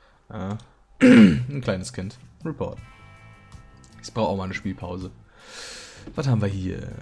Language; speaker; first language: German; native; German